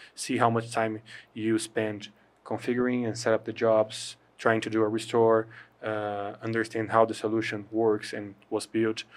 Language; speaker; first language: English; non-native, fluent; Portuguese